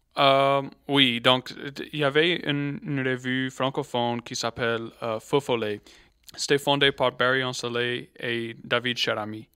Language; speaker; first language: French; non-native, local second language; English